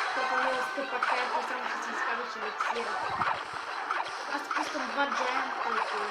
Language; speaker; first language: Bulgarian; native; Bulgarian